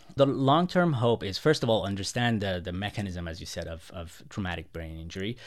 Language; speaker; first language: English; non-native, fluent; Persian